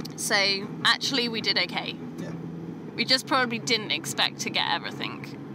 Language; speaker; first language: English; native; English